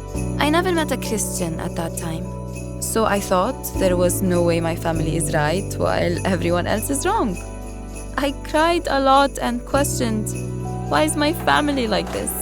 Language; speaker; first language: English; non-native, fluent; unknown